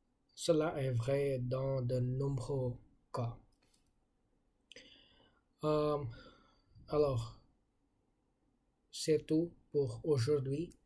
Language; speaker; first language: French; non-native, learner; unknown